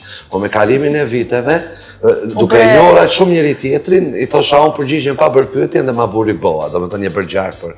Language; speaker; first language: Albanian; native; Albanian